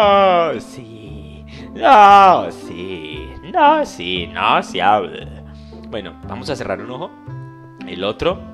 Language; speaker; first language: Spanish; native; Spanish